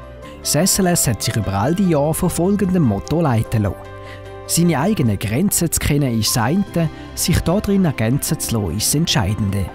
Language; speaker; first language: German; native; German